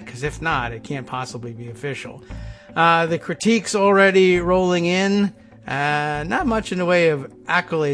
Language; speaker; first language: English; native; English